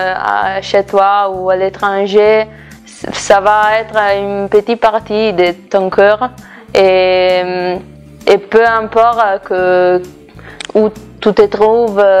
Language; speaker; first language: French; non-native, fluent; Italian